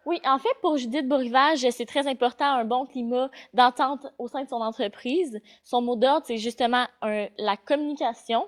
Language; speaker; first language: French; native; French